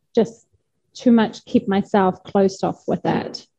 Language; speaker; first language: English; non-native, fluent; German